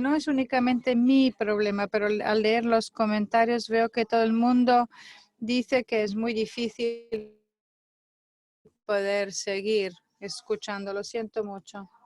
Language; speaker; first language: Spanish; non-native, fluent; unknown